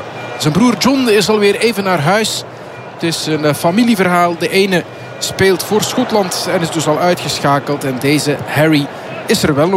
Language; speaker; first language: Dutch; native; Dutch